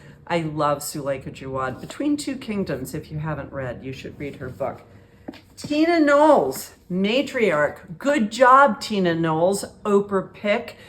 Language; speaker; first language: English; native; English